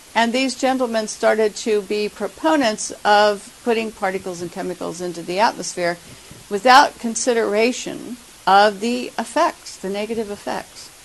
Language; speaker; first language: English; native; English